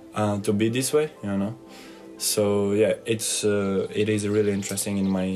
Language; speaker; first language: English; non-native, fluent; Portuguese